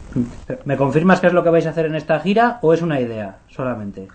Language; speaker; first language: Spanish; native; Spanish